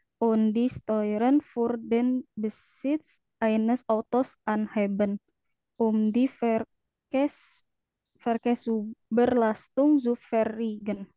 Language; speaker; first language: German; non-native, learner; Indonesian